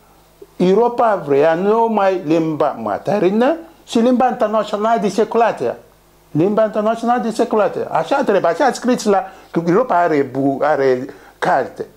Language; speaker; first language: Romanian; non-native, learner; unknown